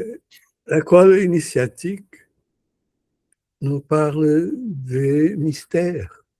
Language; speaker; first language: French; non-native, learner; Portuguese